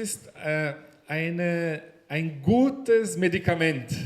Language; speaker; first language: German; non-native, learner; Portuguese